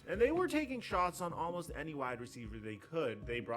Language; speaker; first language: English; native; English